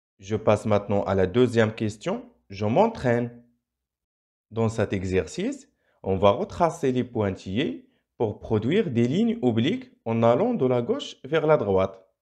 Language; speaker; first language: French; non-native, local second language; Arabic